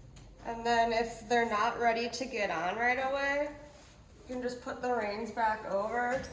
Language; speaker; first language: English; native; English